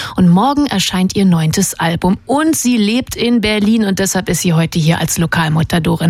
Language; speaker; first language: German; native; German